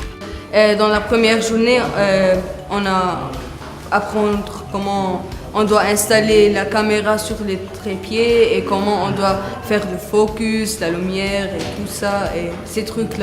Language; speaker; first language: French; non-native, learner; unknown